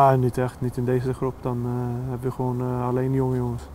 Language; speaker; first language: Dutch; non-native, fluent; Swedish